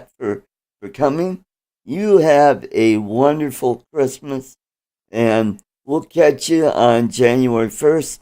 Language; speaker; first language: English; native; English